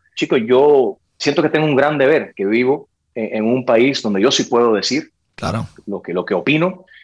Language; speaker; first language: Spanish; early bilingual, heritage; Spanish